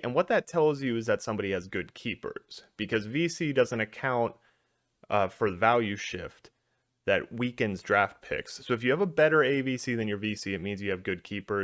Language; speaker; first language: English; native; English